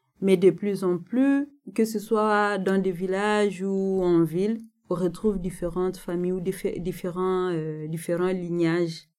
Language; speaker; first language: French; non-native, local second language; Nande